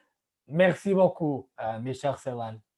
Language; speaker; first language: French; non-native, learner; Spanish